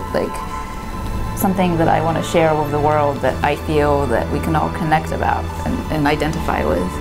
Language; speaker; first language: English; non-native, fluent; Polish